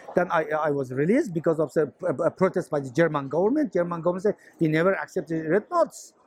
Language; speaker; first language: English; non-native, learner; Chinese